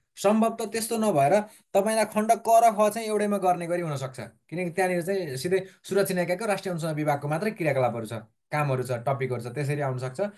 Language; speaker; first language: Nepali; native; Nepali